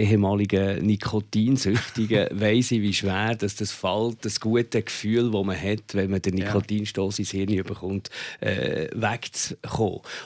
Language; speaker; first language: German; native; German